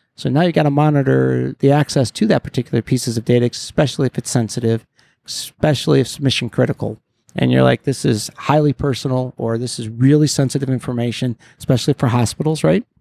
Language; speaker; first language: English; native; English